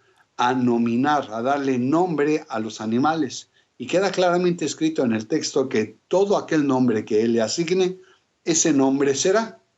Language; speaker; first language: Spanish; native; Spanish